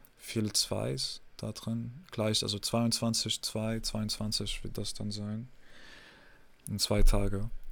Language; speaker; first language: German; non-native, fluent; English